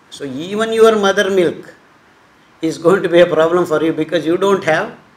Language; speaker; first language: English; non-native, local second language; Telugu